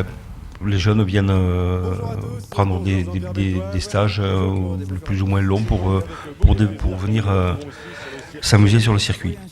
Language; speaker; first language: French; native; French